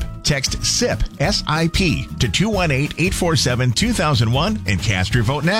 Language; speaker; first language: English; native; English